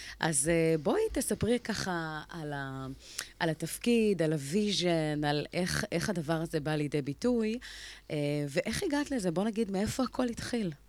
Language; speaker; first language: Hebrew; native; Hebrew